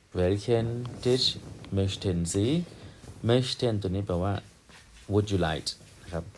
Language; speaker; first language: German; non-native, learner; Thai